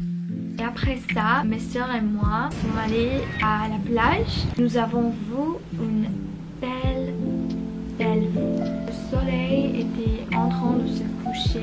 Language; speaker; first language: French; non-native, learner; Spanish